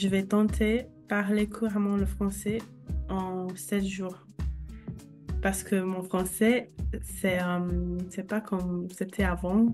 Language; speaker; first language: French; non-native, fluent; English